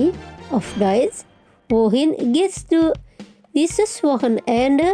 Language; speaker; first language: German; non-native, fluent; Indonesian